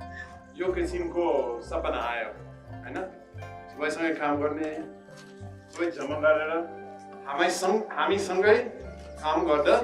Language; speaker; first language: Nepali; non-native, learner; English